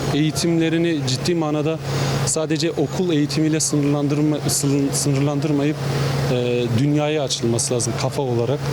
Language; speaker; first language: Turkish; non-native, local second language; Kurdish